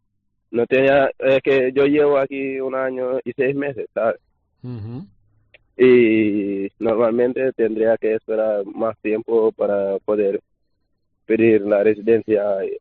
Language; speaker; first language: Spanish; non-native, learner; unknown